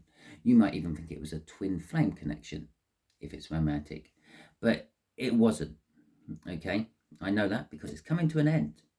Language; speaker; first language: English; native; English